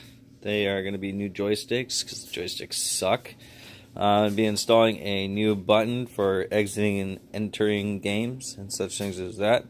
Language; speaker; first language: English; native; English